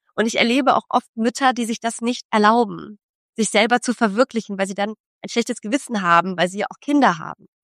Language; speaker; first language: German; early bilingual, other home language; Polish